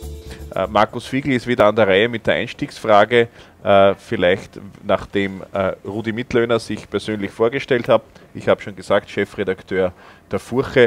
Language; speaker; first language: German; native; German